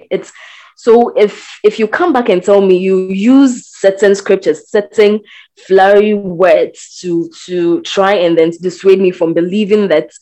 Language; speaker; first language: English; non-native, local second language; Akan